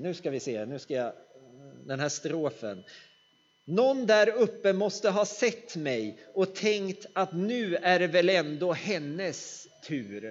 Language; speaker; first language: Swedish; native; Swedish